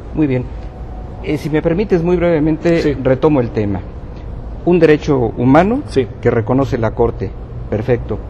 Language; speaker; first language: Spanish; native; Spanish